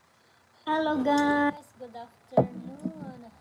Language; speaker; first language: English; non-native, learner; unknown